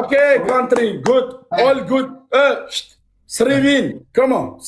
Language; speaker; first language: English; non-native, learner; Uzbek